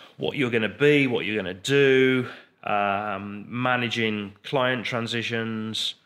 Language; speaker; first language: English; native; English